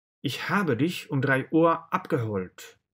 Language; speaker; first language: German; non-native, fluent; Russian